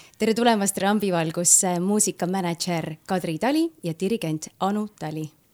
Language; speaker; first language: Estonian; native; Estonian